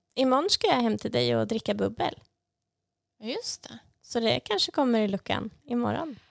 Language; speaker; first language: Swedish; native; Swedish